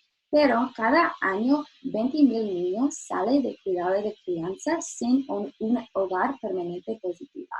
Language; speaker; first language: Spanish; non-native, learner; English